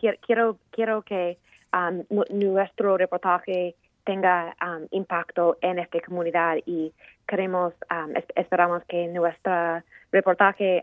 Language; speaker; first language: Spanish; non-native, fluent; English